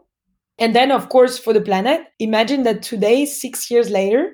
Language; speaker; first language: English; non-native, fluent; French